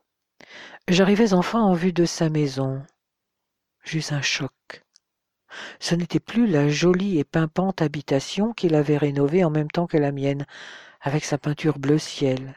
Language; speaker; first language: French; native; French